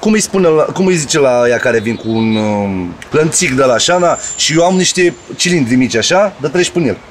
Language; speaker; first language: Romanian; native; Romanian